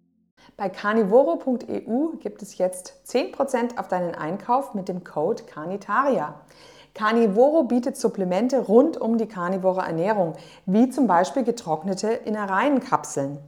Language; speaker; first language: German; native; German